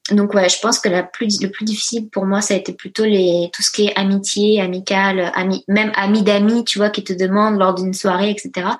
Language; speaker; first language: French; early bilingual, other home language; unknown